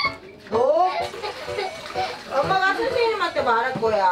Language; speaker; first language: Korean; non-native, learner; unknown